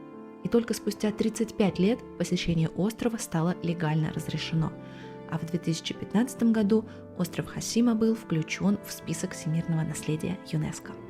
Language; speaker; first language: Russian; native; Russian